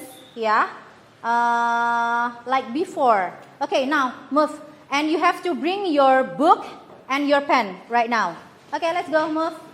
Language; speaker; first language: English; non-native, fluent; Indonesian